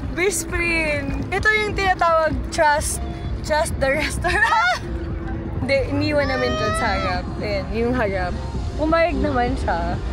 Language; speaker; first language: Filipino; non-native, local second language; Cebuano